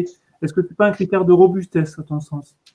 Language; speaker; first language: French; native; French